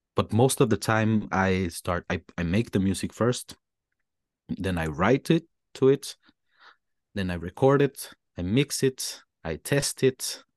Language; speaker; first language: English; non-native, fluent; Spanish